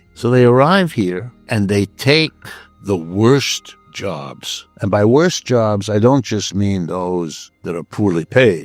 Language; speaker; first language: English; native; English